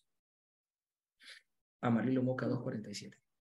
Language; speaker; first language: Spanish; native; Spanish